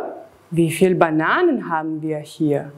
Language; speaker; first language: German; non-native, fluent; Serbian